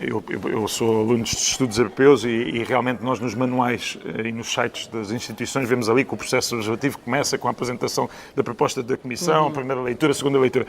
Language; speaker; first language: Portuguese; native; Portuguese